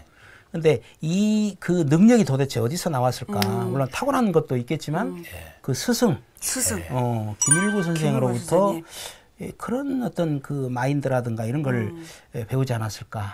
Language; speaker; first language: Korean; native; Korean